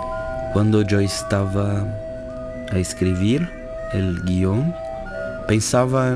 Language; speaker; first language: Spanish; non-native, fluent; Portuguese